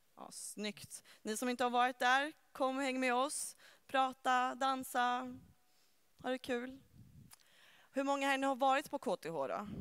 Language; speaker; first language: Swedish; early bilingual, other home language; Turkish